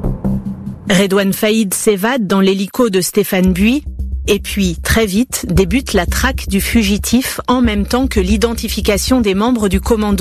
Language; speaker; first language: French; native; French